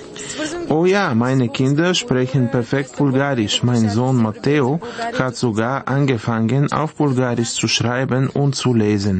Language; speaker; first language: German; non-native, fluent; Bulgarian